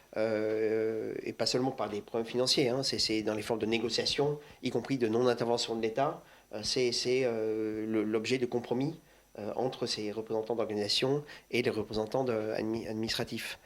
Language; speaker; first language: French; native; French